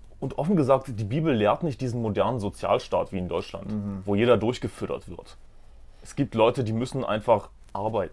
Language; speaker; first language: German; native; German